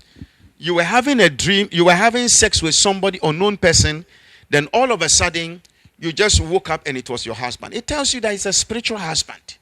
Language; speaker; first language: English; non-native, local second language; Akan